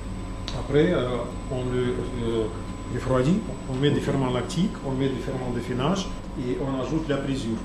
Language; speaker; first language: French; non-native, learner; Russian